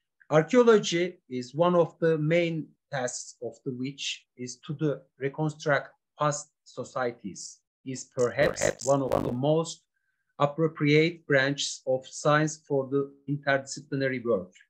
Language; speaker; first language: English; non-native, learner; Turkish